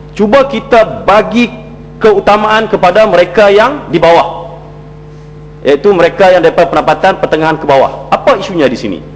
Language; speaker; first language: Malay; native; Malay